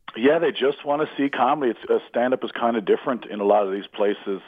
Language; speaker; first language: English; native; English